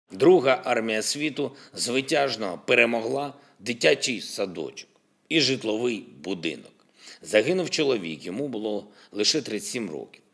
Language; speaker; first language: Ukrainian; non-native, local second language; Russian